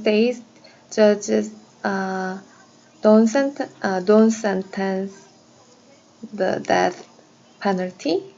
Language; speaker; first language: English; non-native, learner; Korean